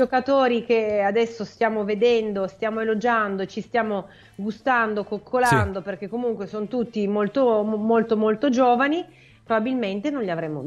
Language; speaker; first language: Italian; native; Italian